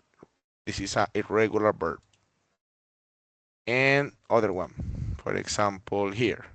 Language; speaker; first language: English; non-native, fluent; Spanish